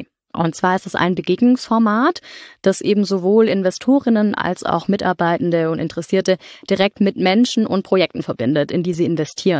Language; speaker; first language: German; native; German